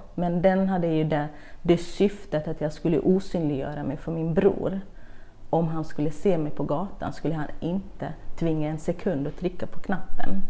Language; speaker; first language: Swedish; non-native, fluent; Kurdish